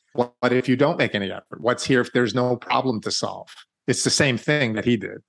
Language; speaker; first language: English; native; English